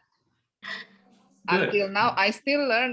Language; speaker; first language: English; non-native, learner; Indonesian